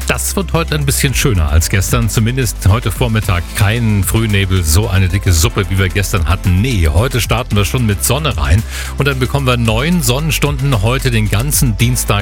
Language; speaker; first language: German; native; German